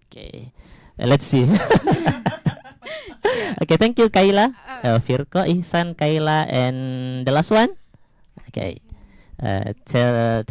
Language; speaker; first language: English; non-native, learner; Indonesian